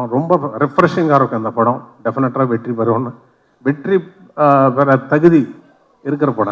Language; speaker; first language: Tamil; non-native, local second language; Telugu